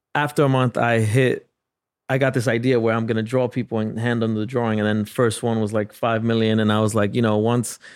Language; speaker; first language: English; native; English